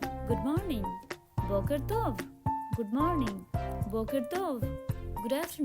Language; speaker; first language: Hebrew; non-native, learner; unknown